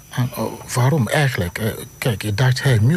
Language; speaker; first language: Dutch; non-native, fluent; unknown